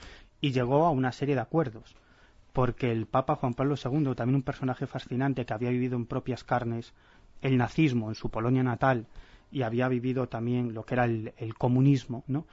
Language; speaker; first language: Spanish; native; Spanish